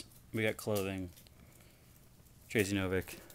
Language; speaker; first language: English; native; English